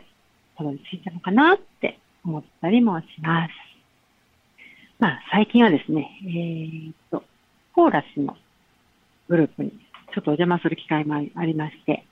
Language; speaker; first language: Japanese; native; Japanese